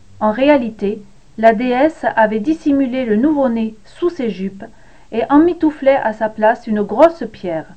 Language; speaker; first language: French; native; French